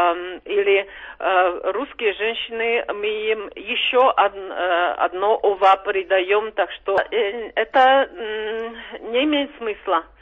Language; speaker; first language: Russian; non-native, fluent; Czech